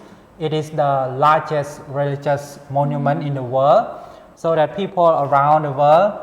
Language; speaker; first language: English; non-native, fluent; Khmer